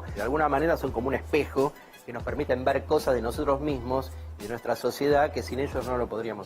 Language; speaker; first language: Spanish; native; Spanish